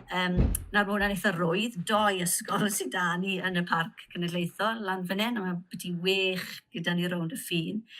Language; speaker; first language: Welsh; native; Welsh